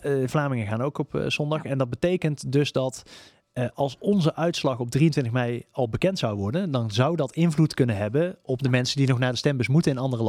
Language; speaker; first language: Dutch; native; Dutch